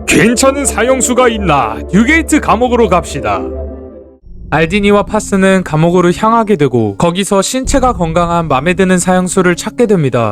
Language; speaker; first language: Korean; native; Korean